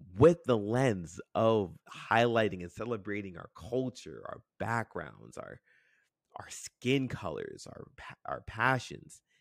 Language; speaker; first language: English; native; English